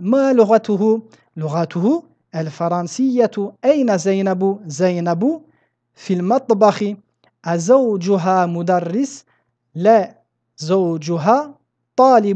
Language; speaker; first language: Arabic; non-native, fluent; French